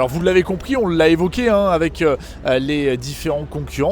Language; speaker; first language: French; native; French